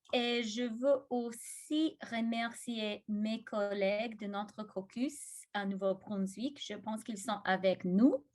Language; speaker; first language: French; non-native, local second language; English